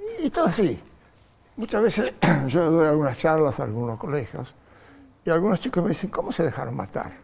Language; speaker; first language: Spanish; non-native, fluent; Polish